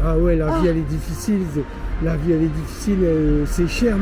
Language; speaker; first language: French; native; French